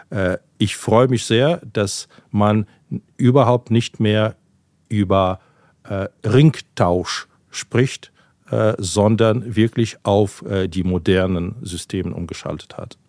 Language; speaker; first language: German; non-native, fluent; Ukrainian